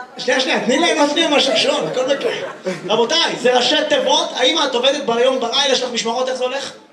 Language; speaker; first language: Hebrew; native; Hebrew